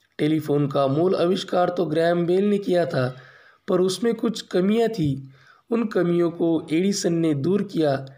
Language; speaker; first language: Hindi; non-native, local second language; Marathi